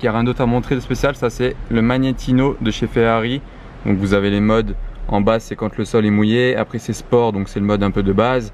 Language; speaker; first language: French; native; French